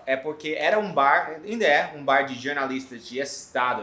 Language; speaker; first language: Portuguese; non-native, fluent; English